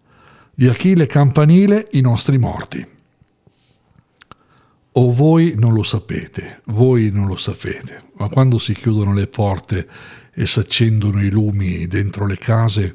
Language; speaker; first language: Italian; native; Italian